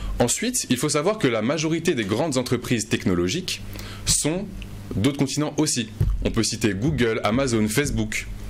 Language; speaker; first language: French; non-native, local second language; Mossi